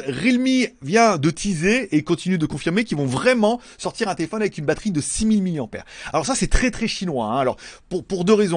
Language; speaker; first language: French; native; French